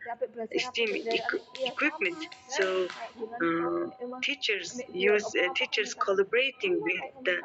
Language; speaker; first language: English; non-native, learner; Mongolian